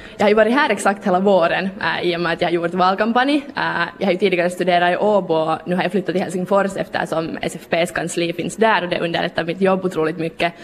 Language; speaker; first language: Swedish; native; Swedish